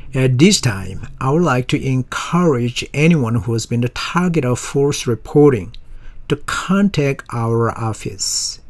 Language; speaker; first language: English; non-native, fluent; Korean